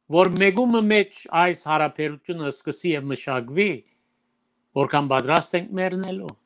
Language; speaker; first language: Armenian; early bilingual, heritage; Armenian